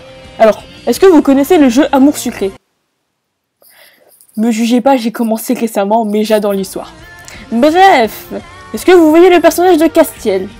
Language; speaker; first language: French; native; French